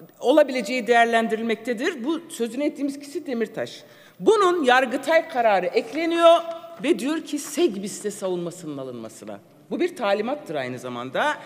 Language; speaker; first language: Turkish; non-native, local second language; Kurdish